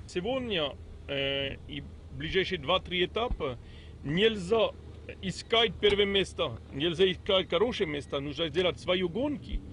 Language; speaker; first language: Russian; non-native, learner; French